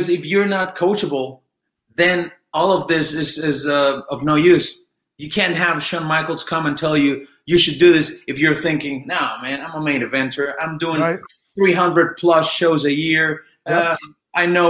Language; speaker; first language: English; non-native, fluent; Spanish